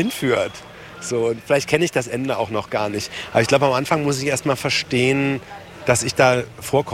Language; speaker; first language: German; native; German